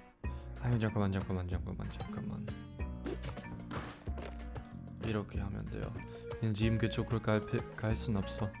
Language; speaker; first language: Korean; non-native, fluent; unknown